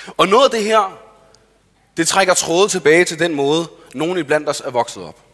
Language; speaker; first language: Danish; early bilingual, other home language; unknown